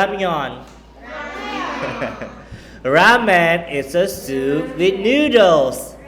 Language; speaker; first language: English; non-native, fluent; Khmer